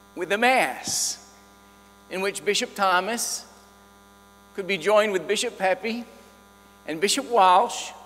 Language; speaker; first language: English; native; English